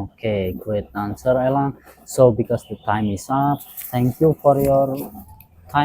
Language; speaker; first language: English; non-native, learner; Indonesian